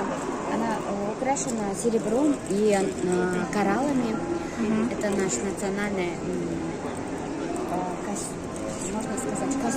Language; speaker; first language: Russian; non-native, local second language; Kyrgyz